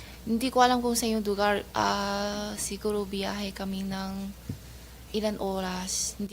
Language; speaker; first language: Filipino; non-native, learner; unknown